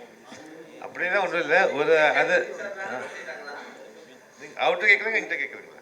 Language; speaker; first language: Tamil; early bilingual, heritage; Tamil